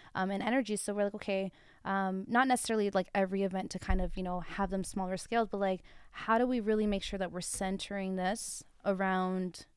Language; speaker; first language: English; early bilingual, other home language; Tigrinya